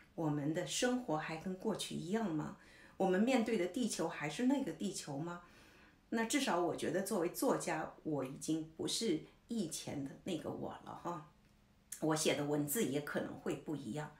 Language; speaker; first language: Chinese; native; Chinese